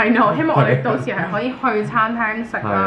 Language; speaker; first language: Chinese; native; Chinese